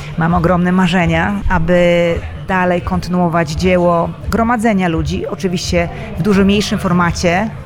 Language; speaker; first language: Polish; native; Polish